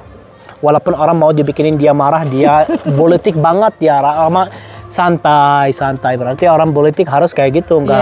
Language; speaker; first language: Indonesian; non-native, fluent; Arabic